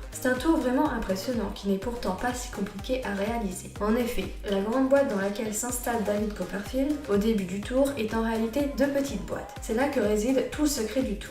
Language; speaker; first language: French; native; French